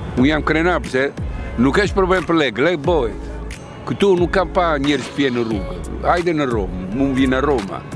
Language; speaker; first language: Albanian; non-native, learner; Italian